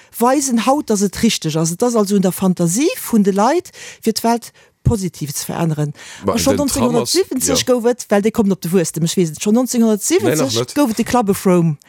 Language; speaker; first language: Luxembourgish; native; Luxembourgish